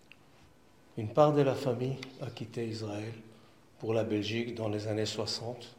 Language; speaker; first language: French; non-native, fluent; Hebrew